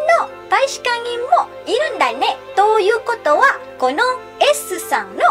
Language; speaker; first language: Japanese; non-native, fluent; Malay